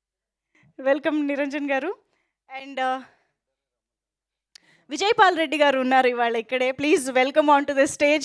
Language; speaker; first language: Telugu; native; Telugu